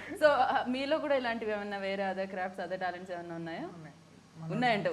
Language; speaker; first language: Telugu; native; Telugu